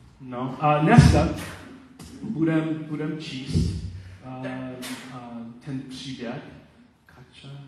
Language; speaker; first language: Czech; non-native, learner; Polish